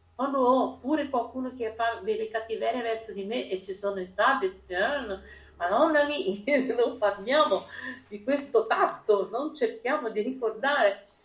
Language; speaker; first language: Italian; non-native, fluent; Portuguese